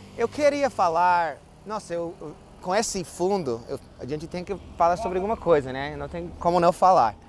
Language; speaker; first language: Portuguese; non-native, fluent; English